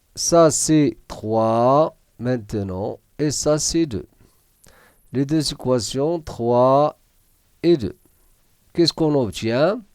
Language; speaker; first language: French; non-native, local second language; Arabic